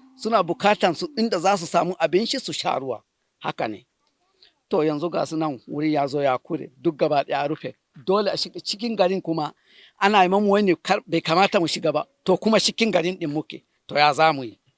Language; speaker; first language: Hausa; non-native, local second language; Fula